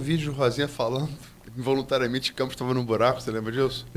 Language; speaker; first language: Portuguese; native; Portuguese